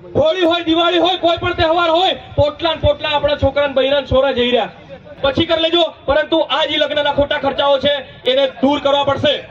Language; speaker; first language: Gujarati; non-native, local second language; Bhili